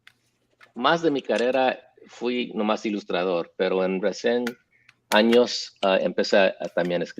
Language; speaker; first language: Spanish; early bilingual, heritage; English